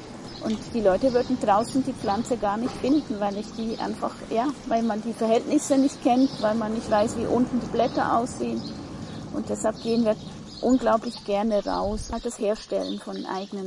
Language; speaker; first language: German; native; German